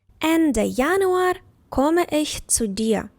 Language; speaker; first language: German; non-native, fluent; Ukrainian